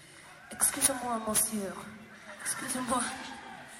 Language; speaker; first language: French; non-native, learner; English